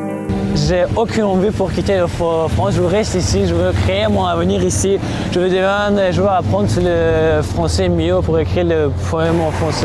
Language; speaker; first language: French; non-native, learner; Tajik